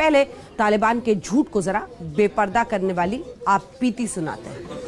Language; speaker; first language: Hindi; native; Hindi